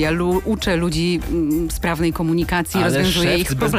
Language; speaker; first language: Polish; native; Polish